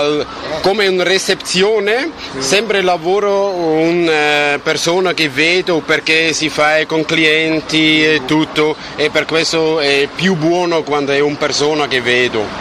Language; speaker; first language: Italian; non-native, learner; German